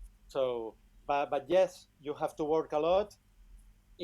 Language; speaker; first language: English; non-native, fluent; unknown